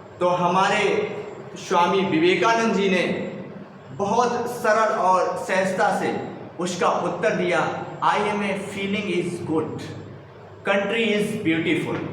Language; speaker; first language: Hindi; native; Hindi